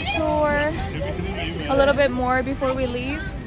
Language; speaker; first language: English; early bilingual, other home language; Spanish